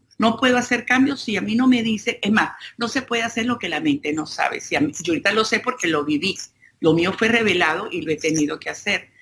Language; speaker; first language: Spanish; native; Spanish